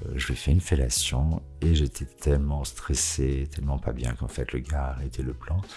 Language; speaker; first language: French; native; French